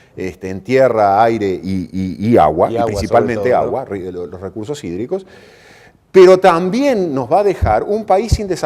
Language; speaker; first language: Spanish; native; Spanish